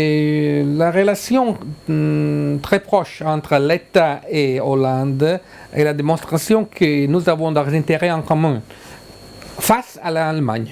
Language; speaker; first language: French; non-native, learner; Italian